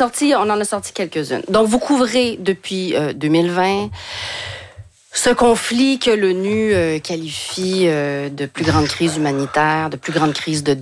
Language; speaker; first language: French; native; French